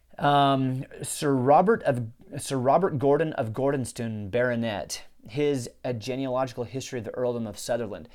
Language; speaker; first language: English; native; English